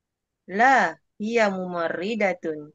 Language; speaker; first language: Arabic; non-native, learner; Indonesian